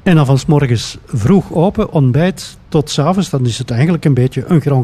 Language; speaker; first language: Dutch; native; Dutch